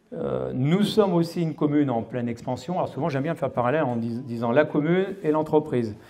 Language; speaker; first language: French; native; French